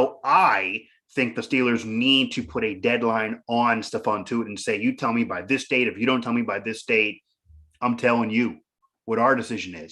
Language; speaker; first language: English; native; English